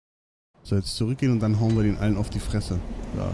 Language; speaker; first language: German; native; German